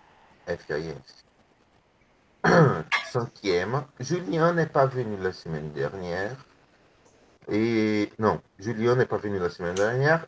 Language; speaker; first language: French; non-native, learner; Portuguese